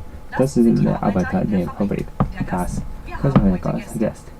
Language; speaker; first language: German; non-native, learner; Japanese